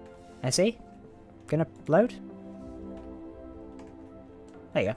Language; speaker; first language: English; native; English